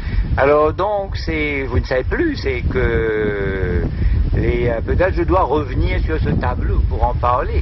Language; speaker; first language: French; non-native, local second language; Morisyen